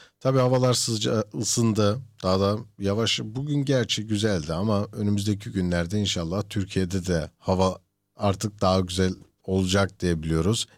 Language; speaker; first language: Turkish; early bilingual, heritage; Turkish